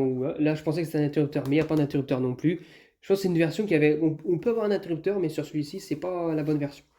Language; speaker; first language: French; native; French